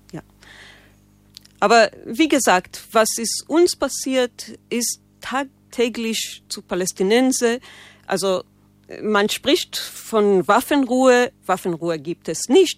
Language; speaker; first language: German; non-native, learner; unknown